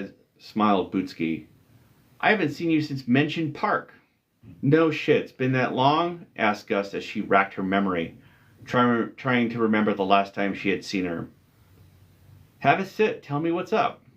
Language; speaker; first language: English; native; English